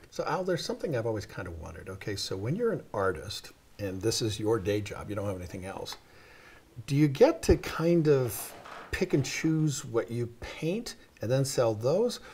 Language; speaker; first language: English; native; English